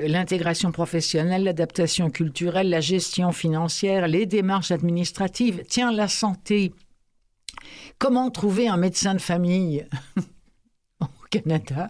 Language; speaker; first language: French; native; French